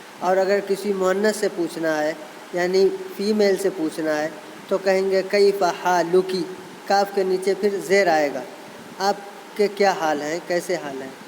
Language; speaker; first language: Urdu; native; Urdu